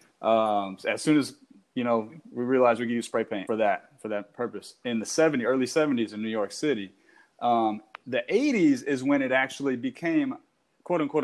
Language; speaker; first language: English; native; English